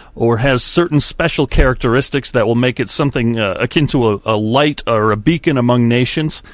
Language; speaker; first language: English; native; English